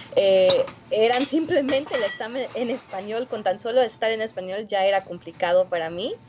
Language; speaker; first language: Spanish; early bilingual, heritage; Spanish